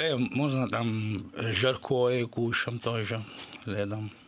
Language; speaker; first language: Russian; non-native, learner; Italian